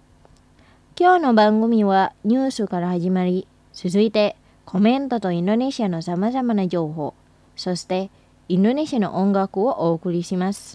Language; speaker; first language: Japanese; non-native, fluent; Indonesian